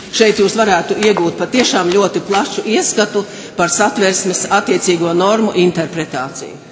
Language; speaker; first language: Latvian; native; Latvian